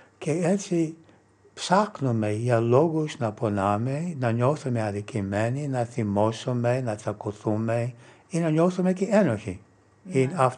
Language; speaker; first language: Greek; non-native, fluent; English